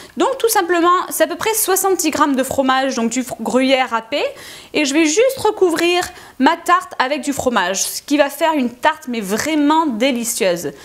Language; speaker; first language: French; native; French